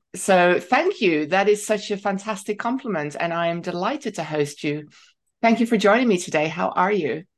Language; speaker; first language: English; non-native, fluent; Dutch